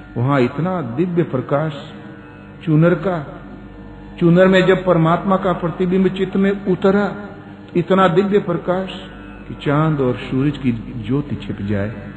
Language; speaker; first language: Hindi; native; Hindi